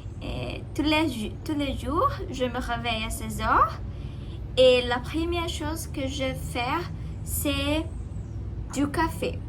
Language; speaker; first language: French; non-native, learner; Portuguese